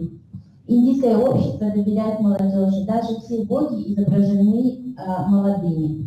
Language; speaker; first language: Russian; native; Russian